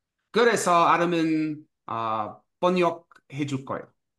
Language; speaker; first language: Korean; non-native, learner; English